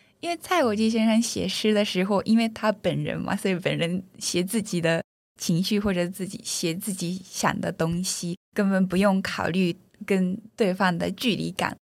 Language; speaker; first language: Chinese; non-native, fluent; Japanese